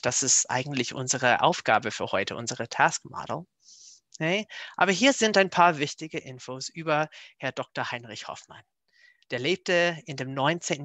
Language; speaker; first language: German; non-native, fluent; English